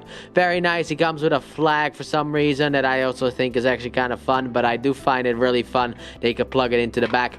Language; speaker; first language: English; native; English